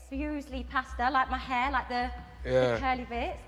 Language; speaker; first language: English; native; English